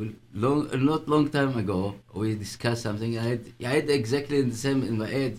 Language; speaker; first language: English; non-native, fluent; Hebrew